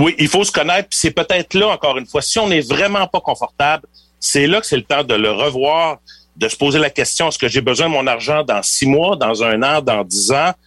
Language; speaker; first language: French; native; French